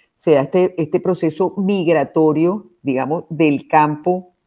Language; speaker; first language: Spanish; native; Spanish